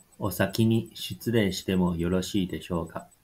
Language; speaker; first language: Japanese; non-native, learner; Chinese